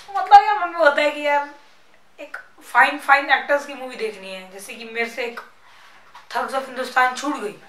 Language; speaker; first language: Hindi; non-native, local second language; Punjabi